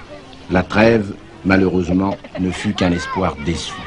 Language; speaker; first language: French; native; French